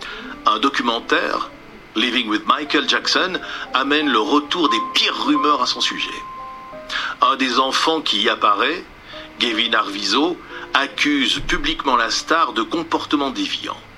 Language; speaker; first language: French; native; French